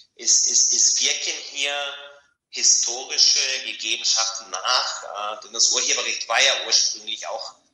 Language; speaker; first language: German; non-native, fluent; Bulgarian